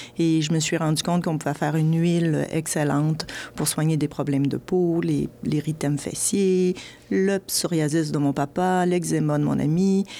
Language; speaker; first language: French; native; French